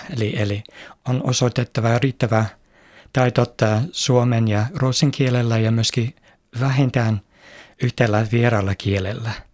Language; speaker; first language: Finnish; non-native, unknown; English